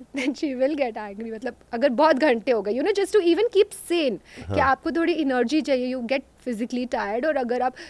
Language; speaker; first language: Hindi; native; Hindi